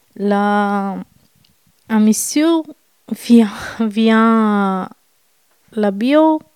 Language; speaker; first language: French; non-native, fluent; Romanian